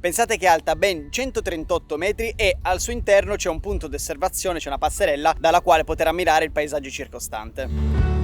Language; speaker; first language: Italian; native; Italian